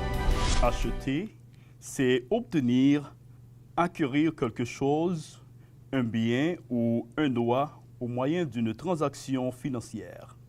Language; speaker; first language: French; non-native, fluent; Spanish